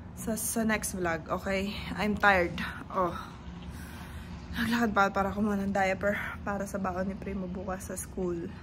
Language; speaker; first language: Filipino; native; Filipino